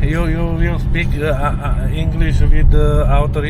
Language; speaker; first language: English; non-native, learner; Slovak